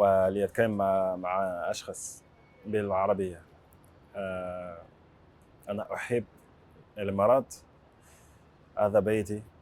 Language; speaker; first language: Arabic; non-native, learner; French